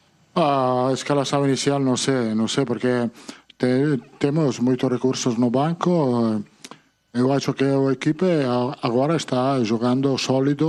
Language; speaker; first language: Portuguese; non-native, learner; Italian